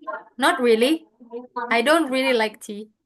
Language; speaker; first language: English; non-native, fluent; Indonesian